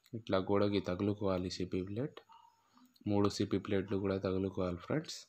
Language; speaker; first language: Telugu; non-native, local second language; Urdu